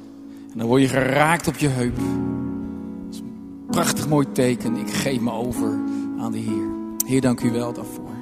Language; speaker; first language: Dutch; native; Dutch